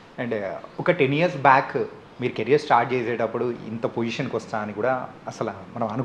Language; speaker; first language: Telugu; native; Telugu